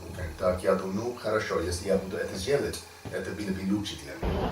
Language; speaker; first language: Russian; non-native, learner; English